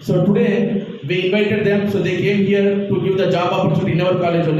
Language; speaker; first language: English; non-native, local second language; Telugu